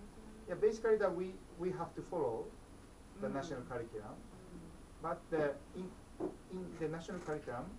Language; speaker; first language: English; non-native, fluent; Japanese